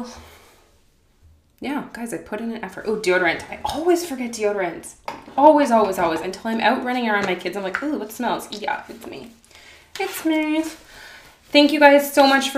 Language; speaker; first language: English; native; English